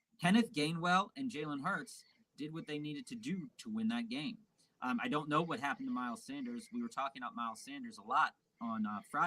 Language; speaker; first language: English; native; English